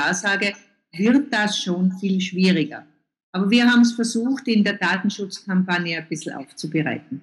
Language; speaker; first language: German; native; German